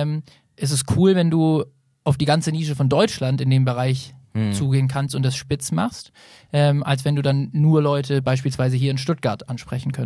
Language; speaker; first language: German; native; German